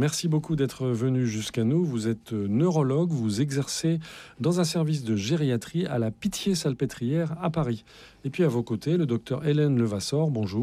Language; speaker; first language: French; native; French